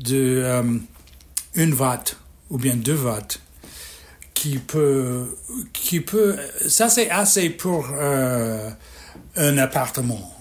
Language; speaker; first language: French; non-native, fluent; English